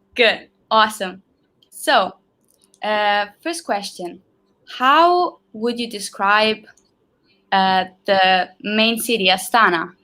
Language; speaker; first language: English; non-native, fluent; Italian